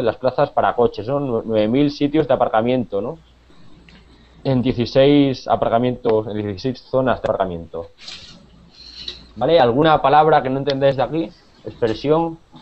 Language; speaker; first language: Spanish; native; Spanish